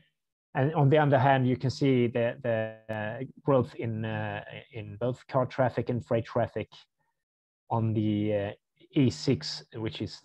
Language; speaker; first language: English; non-native, fluent; Swedish